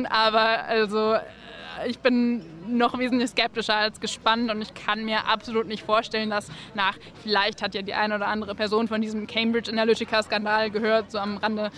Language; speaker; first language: German; native; German